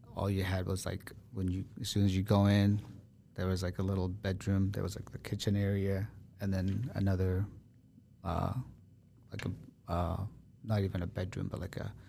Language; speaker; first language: English; early bilingual, other home language; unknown